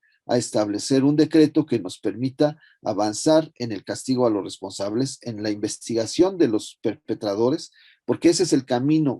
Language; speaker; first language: Spanish; native; Spanish